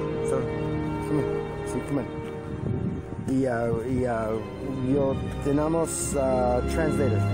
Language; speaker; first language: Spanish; non-native, learner; English